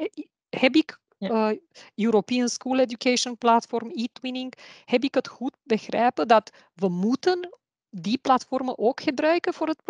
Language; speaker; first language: Dutch; non-native, learner; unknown